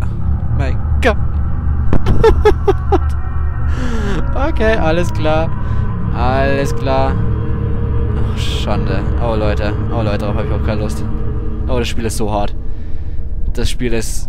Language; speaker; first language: German; native; German